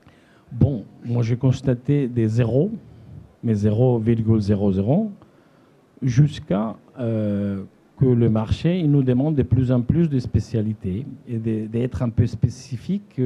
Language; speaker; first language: French; non-native, fluent; Spanish